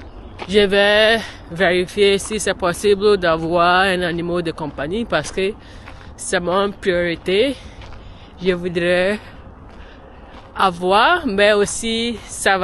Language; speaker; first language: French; non-native, learner; English